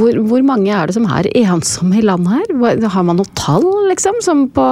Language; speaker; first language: Norwegian; native; Norwegian